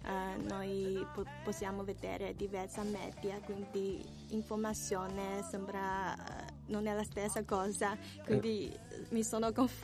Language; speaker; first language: Italian; non-native, learner; Chinese